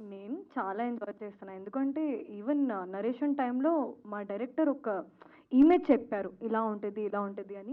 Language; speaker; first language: Telugu; non-native, local second language; Hindi